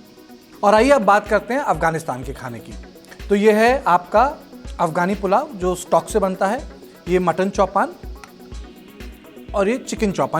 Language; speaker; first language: Hindi; native; Hindi